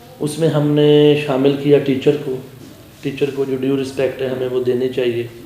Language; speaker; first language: Urdu; non-native, local second language; Punjabi